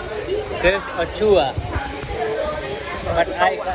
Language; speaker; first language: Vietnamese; non-native, learner; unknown